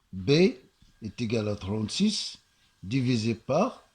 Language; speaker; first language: French; non-native, local second language; Arabic